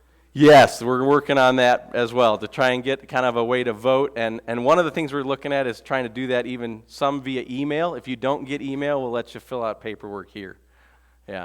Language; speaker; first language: English; native; English